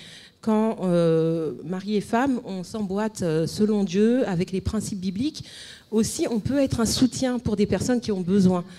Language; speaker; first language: French; native; French